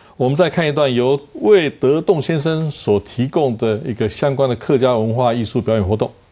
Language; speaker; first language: Chinese; native; Chinese